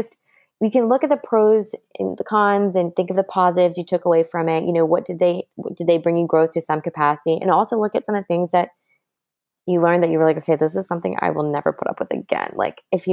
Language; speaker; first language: English; non-native, fluent; French